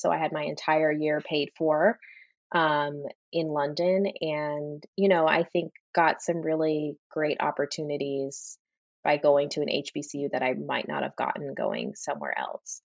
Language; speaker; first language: English; native; English